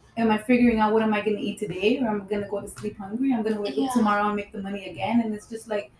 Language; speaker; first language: English; native; English